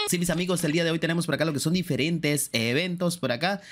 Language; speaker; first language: Spanish; native; Spanish